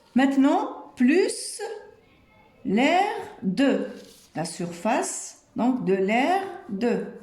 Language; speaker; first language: French; non-native, local second language; Arabic